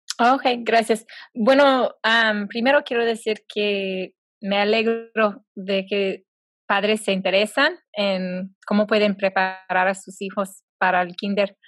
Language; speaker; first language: Spanish; non-native, fluent; English